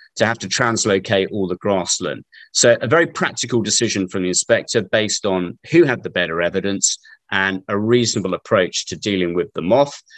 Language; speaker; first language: English; native; English